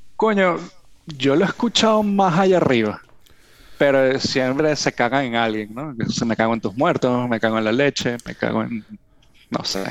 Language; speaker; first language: Spanish; native; Spanish